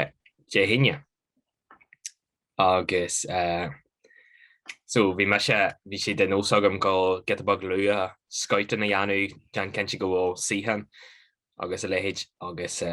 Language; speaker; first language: Irish; non-native, local second language; English